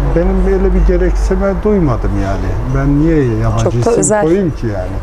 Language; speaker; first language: Turkish; native; Turkish